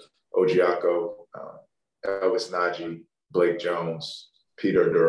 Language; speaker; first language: English; native; English